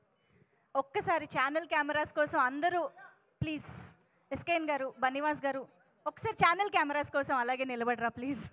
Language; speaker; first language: Telugu; native; Telugu